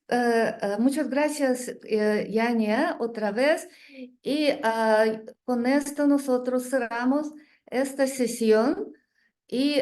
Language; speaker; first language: Spanish; non-native, learner; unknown